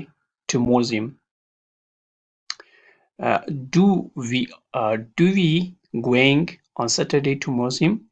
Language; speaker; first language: English; non-native, fluent; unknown